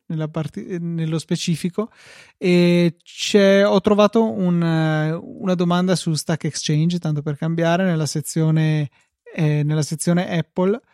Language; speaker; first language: Italian; native; Italian